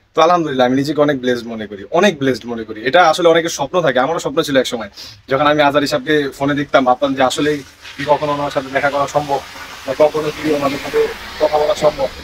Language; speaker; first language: Bangla; native; Bangla